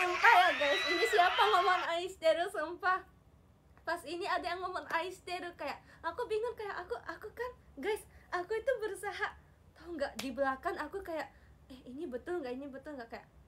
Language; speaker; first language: Indonesian; non-native, fluent; Japanese